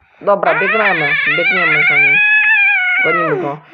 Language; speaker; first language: Polish; early bilingual, other home language; Ukrainian